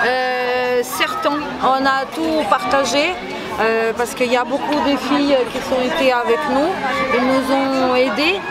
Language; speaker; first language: French; non-native, learner; Ukrainian